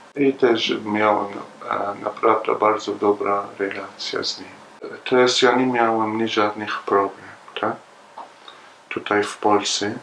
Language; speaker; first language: Polish; non-native, learner; Arabic